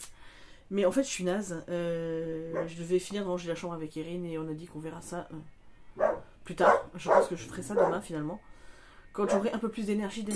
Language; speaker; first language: French; native; French